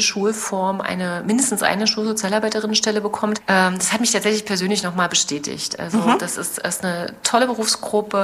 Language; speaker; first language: German; native; German